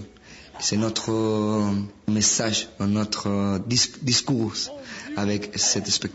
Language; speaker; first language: French; non-native, fluent; Spanish